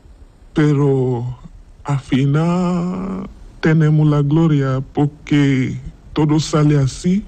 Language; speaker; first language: Spanish; non-native, learner; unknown